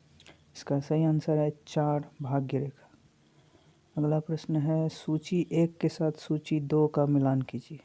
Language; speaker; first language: Hindi; native; Hindi